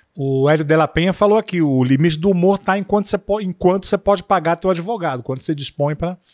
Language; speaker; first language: Portuguese; native; Portuguese